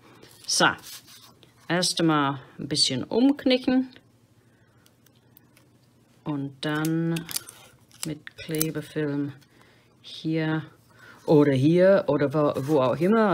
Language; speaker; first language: German; non-native, fluent; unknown